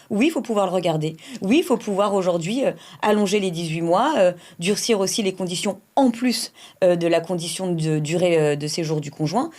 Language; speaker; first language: French; native; French